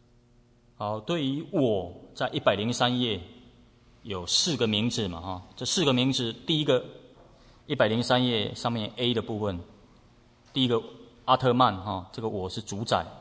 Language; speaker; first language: Chinese; native; Chinese